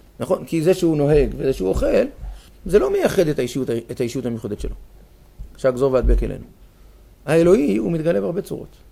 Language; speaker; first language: Hebrew; native; Hebrew